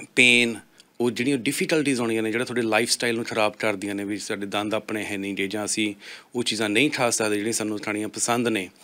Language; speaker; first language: Punjabi; native; Punjabi